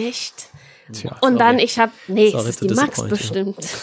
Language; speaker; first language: German; non-native, fluent; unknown